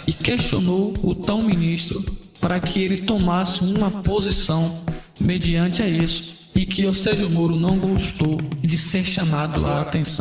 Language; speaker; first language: Portuguese; native; Portuguese